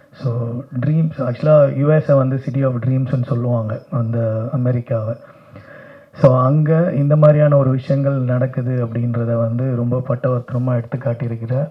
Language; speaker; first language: Tamil; native; Tamil